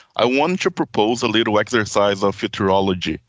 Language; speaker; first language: English; non-native, fluent; Portuguese